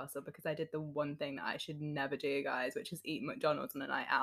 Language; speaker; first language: English; native; English